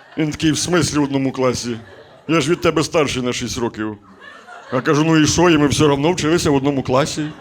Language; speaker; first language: Ukrainian; native; Ukrainian